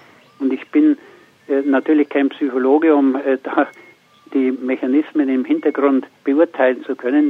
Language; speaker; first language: German; native; German